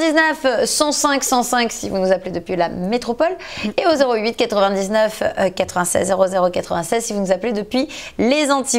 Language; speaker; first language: French; native; French